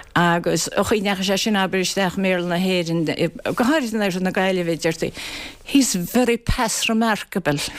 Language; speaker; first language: Irish; native; Irish